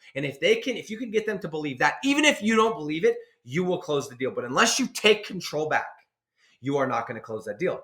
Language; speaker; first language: English; native; English